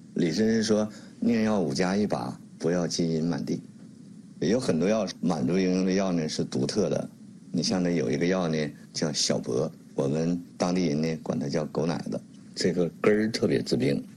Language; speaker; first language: Chinese; native; Chinese